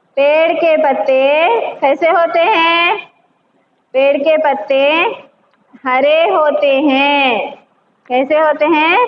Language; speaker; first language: Hindi; non-native, local second language; Telugu